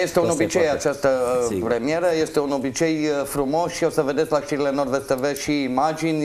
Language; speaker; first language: Romanian; native; Romanian